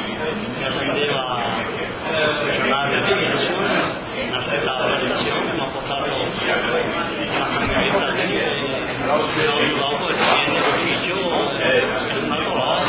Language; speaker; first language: Italian; non-native, local second language; Friulian